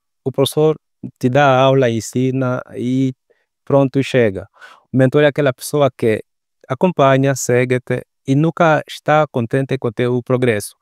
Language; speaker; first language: Portuguese; native; Portuguese